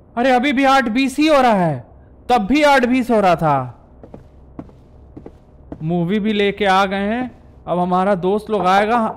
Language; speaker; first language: Hindi; native; Hindi